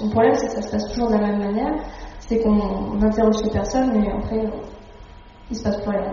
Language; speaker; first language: French; native; French